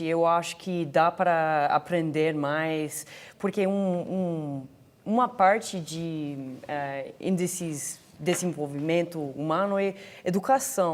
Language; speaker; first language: Portuguese; non-native, fluent; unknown